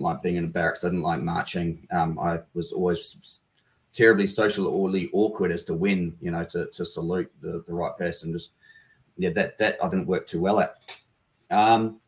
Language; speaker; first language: English; native; English